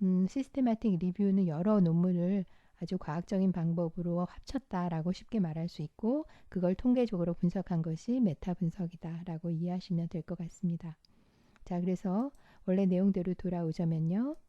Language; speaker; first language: Korean; native; Korean